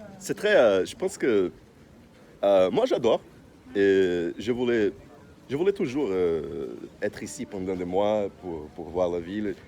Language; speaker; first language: French; non-native, fluent; Portuguese